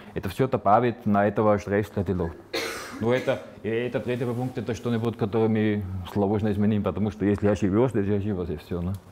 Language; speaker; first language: Russian; non-native, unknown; Slovenian